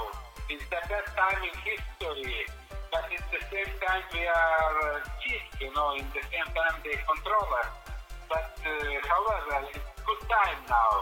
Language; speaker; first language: English; non-native, learner; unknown